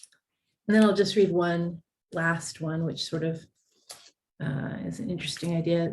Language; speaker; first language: English; native; English